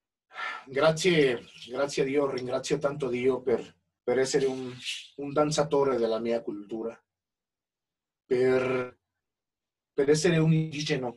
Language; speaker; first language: Italian; non-native, learner; Spanish